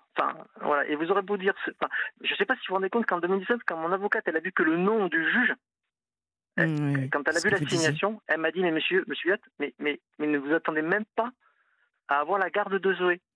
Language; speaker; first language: French; native; French